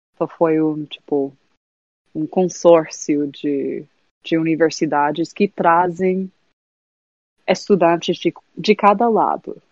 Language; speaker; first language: Portuguese; non-native, fluent; English